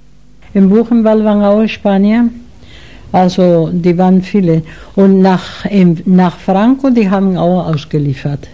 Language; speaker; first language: German; non-native, learner; Spanish